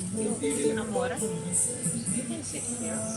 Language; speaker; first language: English; non-native, learner; Russian